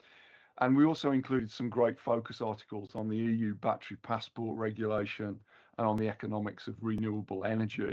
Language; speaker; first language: English; native; English